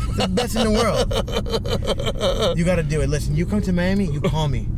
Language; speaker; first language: English; native; English